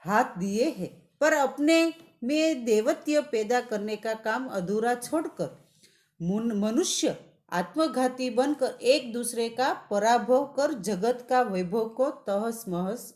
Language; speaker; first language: Hindi; non-native, local second language; Gujarati